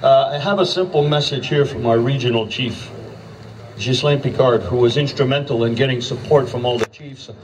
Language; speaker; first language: English; native; English